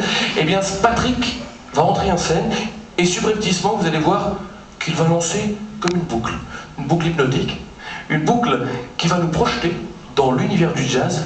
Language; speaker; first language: French; native; French